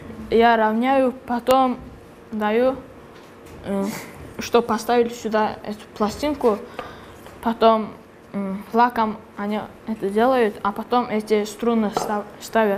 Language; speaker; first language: Russian; non-native, local second language; Kumyk